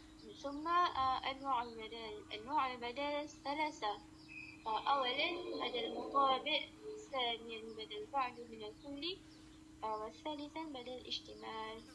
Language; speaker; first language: Arabic; non-native, learner; Malay